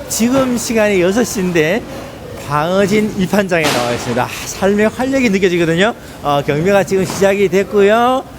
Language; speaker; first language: Korean; native; Korean